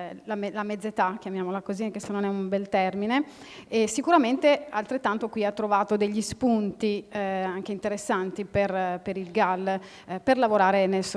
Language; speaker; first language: Italian; native; Italian